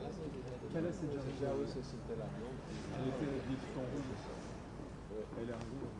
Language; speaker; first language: French; native; French